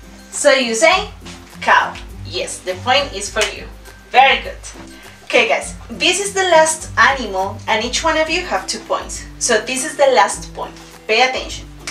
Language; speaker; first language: English; non-native, fluent; Spanish